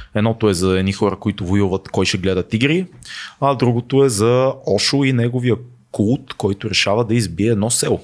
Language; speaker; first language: Bulgarian; native; Bulgarian